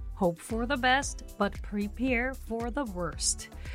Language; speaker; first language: English; non-native, fluent; Japanese